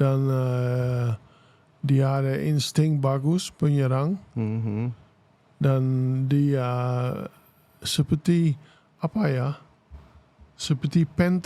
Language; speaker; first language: Indonesian; non-native, fluent; Dutch